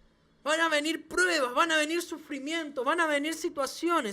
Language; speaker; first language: Spanish; native; Spanish